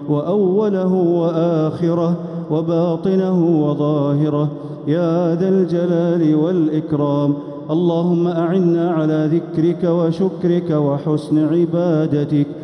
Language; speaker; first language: Arabic; native; Arabic